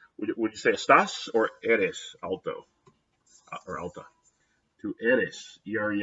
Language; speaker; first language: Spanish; non-native, fluent; English